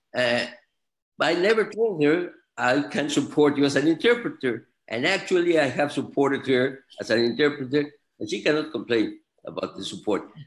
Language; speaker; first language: English; non-native, fluent; Spanish